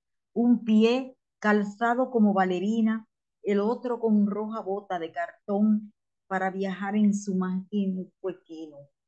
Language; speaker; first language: Spanish; native; Spanish